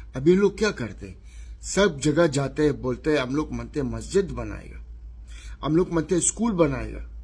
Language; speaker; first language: Hindi; non-native, learner; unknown